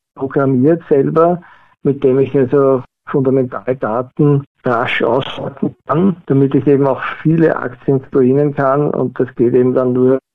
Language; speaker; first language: German; native; German